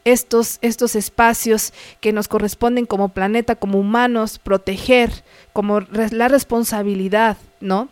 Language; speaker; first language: Spanish; native; Spanish